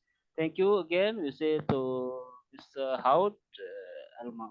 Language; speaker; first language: English; non-native, learner; Indonesian